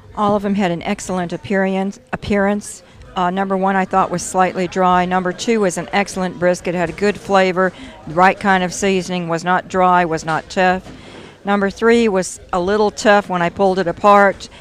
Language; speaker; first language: English; native; English